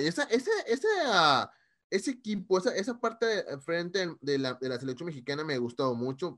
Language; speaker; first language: Spanish; native; Spanish